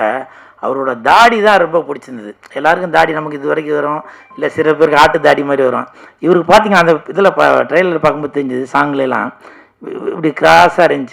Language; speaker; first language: Tamil; native; Tamil